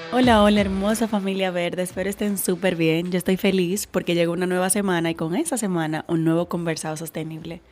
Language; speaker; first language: Spanish; native; Spanish